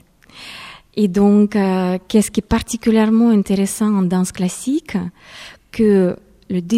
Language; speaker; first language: French; non-native, fluent; Ukrainian